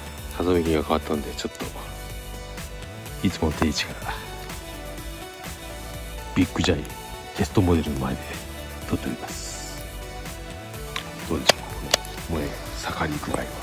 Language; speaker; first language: Japanese; native; Japanese